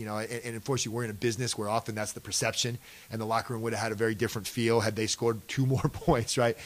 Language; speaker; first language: English; native; English